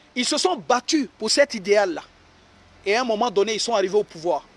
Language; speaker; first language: French; native; French